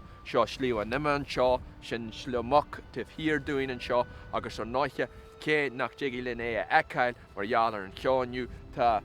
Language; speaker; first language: Irish; non-native, local second language; English